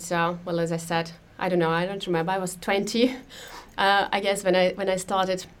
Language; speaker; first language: English; non-native, fluent; Russian